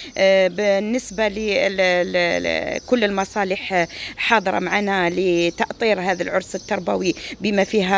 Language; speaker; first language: Arabic; native; Arabic